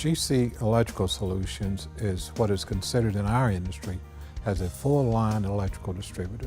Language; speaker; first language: English; native; English